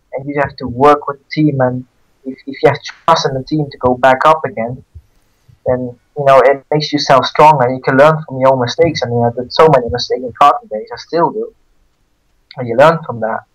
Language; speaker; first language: English; non-native, fluent; Dutch